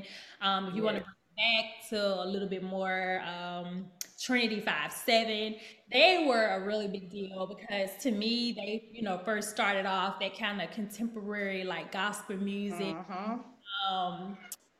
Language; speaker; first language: English; native; English